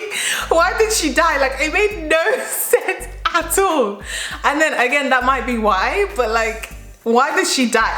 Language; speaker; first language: English; native; English